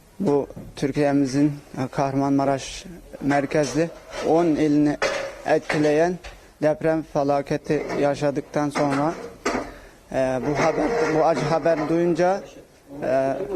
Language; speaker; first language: Turkish; non-native, local second language; Uyghur